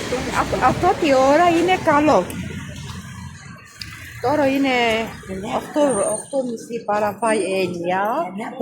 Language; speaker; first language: Greek; non-native, learner; Armenian